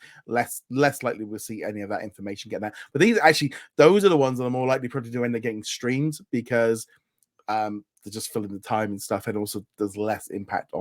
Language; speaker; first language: English; native; English